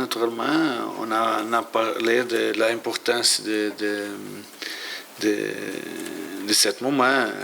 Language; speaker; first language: French; non-native, learner; Portuguese